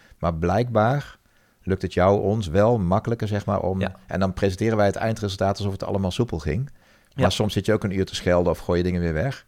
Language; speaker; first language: Dutch; native; Dutch